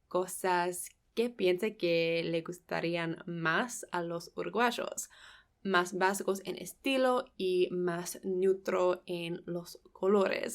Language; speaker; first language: Spanish; non-native, fluent; English